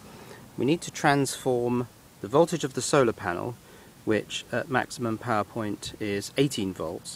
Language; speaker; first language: English; native; English